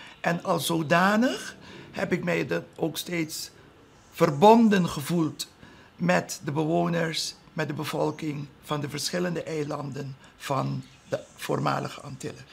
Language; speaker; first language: Dutch; non-native, local second language; Papiamento